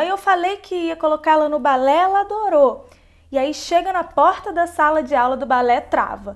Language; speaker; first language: Portuguese; native; Portuguese